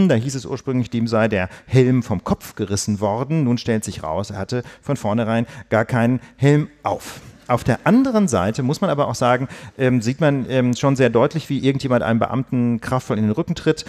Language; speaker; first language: German; native; German